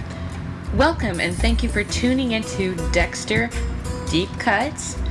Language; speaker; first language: English; native; English